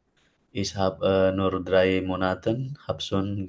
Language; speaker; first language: German; non-native, learner; Indonesian